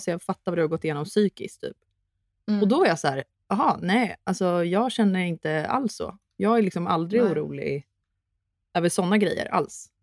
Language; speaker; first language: Swedish; native; Swedish